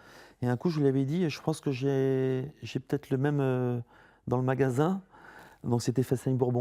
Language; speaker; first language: French; native; French